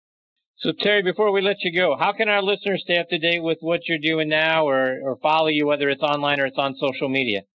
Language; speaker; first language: English; native; English